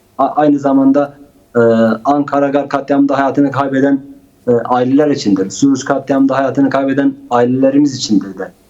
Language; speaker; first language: Turkish; non-native, local second language; Kurdish